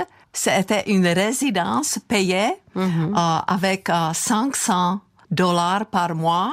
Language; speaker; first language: French; non-native, fluent; Czech